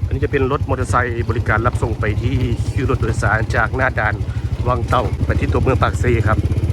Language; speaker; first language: Thai; native; Thai